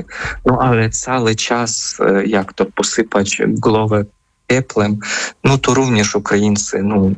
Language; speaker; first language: Polish; non-native, fluent; Ukrainian